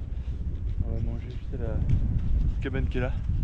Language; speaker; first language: French; native; French